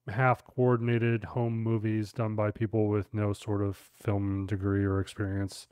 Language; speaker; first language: English; native; English